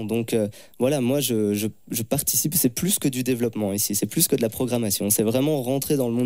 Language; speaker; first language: French; native; French